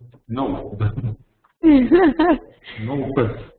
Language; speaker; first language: English; non-native, learner; Russian